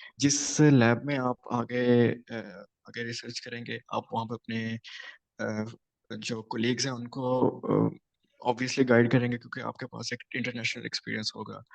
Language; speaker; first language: Urdu; non-native, local second language; Punjabi